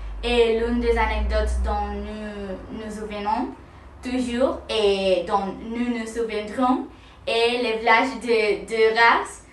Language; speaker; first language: French; non-native, learner; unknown